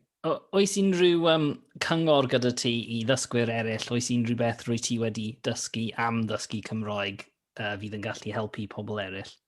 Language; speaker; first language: Welsh; non-native, fluent; English